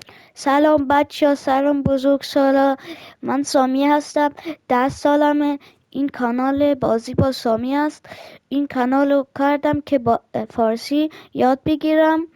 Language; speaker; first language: Persian; early bilingual, heritage; German